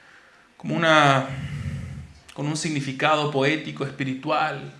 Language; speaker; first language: Spanish; native; Spanish